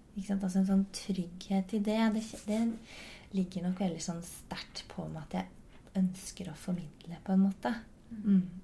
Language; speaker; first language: Norwegian; native; Norwegian